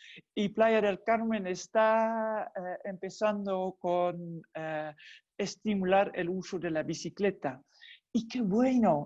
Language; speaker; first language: Spanish; non-native, fluent; Dutch